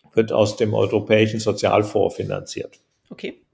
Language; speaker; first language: German; native; German